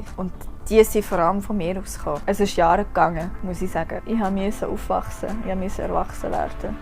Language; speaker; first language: German; non-native, fluent; English